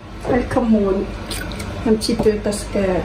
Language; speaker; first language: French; non-native, local second language; Arabic